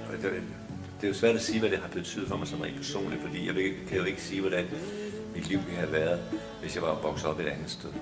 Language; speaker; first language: Danish; native; Danish